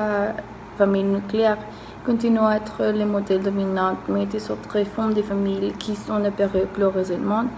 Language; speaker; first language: French; non-native, learner; Spanish